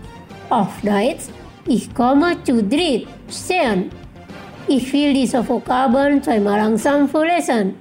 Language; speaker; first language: German; non-native, fluent; Indonesian